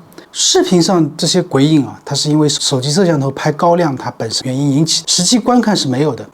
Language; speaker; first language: Chinese; native; Chinese